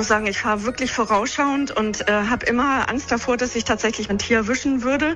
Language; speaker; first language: German; native; German